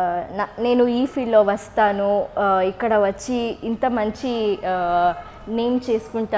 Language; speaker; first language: Telugu; non-native, learner; Kannada